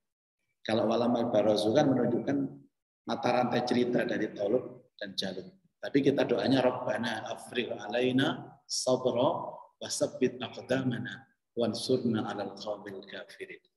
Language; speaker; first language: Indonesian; native; Indonesian